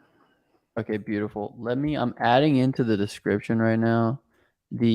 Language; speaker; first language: English; native; English